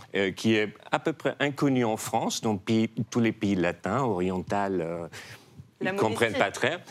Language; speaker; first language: French; non-native, fluent; Dutch